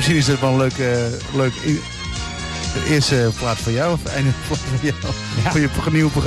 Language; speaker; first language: Dutch; native; Dutch